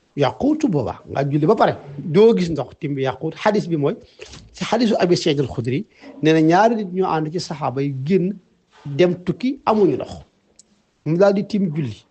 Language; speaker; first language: Wolof; native; Wolof